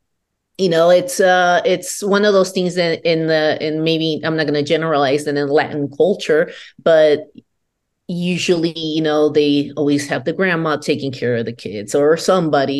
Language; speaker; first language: English; non-native, fluent; Spanish